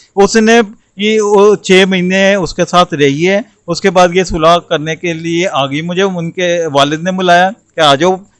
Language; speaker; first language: Urdu; non-native, local second language; Punjabi